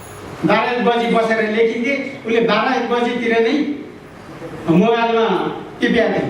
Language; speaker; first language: Nepali; native; Nepali